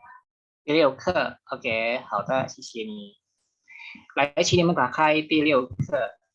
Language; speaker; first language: Chinese; non-native, fluent; Indonesian